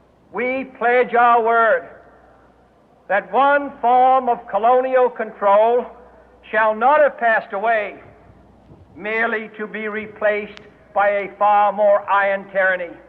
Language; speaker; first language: English; native; English